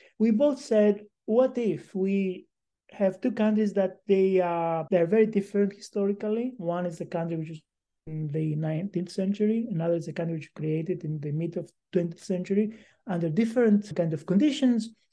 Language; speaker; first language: English; non-native, fluent; Greek